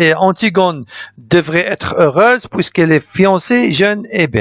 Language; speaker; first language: French; non-native, local second language; Arabic